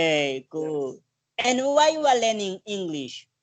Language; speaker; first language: English; non-native, learner; Portuguese